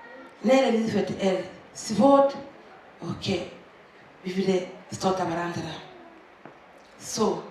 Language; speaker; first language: Swedish; non-native, fluent; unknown